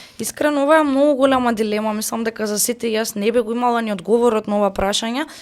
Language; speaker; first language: Macedonian; native; Macedonian